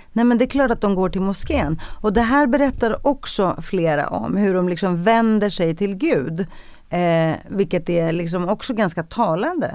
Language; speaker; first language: Swedish; early bilingual, other home language; Greek